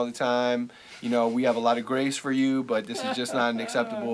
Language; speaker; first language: English; native; English